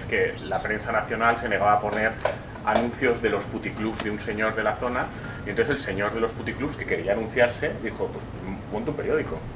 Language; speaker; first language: Spanish; native; Spanish